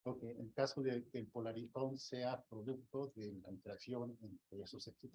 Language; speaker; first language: Spanish; native; Spanish